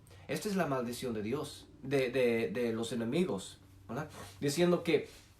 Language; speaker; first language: Spanish; non-native, fluent; English